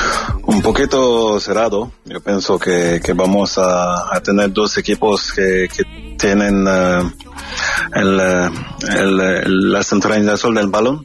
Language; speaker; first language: Spanish; non-native, fluent; French